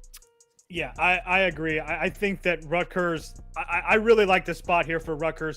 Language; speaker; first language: English; native; English